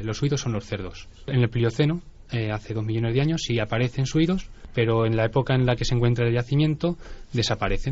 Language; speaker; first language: Spanish; native; Spanish